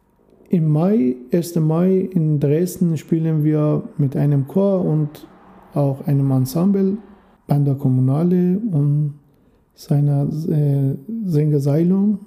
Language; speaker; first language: German; non-native, learner; Persian